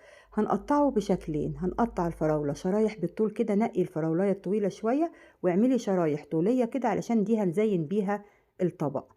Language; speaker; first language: Arabic; native; Arabic